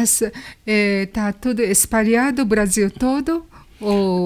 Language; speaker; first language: Portuguese; non-native, learner; Japanese